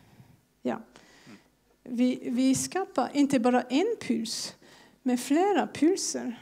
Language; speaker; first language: Swedish; non-native, fluent; French